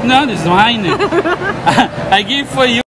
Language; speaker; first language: English; non-native, learner; Portuguese